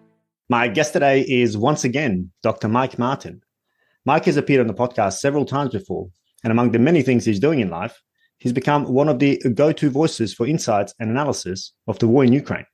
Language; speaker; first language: English; native; English